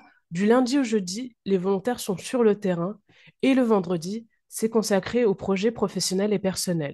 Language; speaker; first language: French; native; French